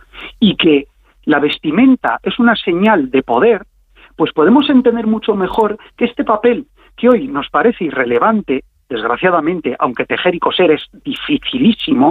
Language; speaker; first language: Spanish; native; Spanish